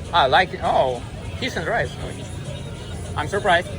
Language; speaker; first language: English; non-native, fluent; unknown